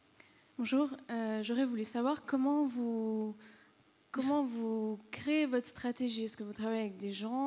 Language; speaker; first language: French; native; French